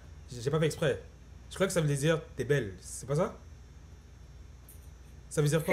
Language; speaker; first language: French; native; French